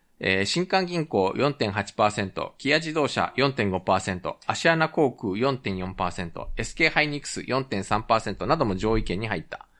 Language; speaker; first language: Japanese; native; Japanese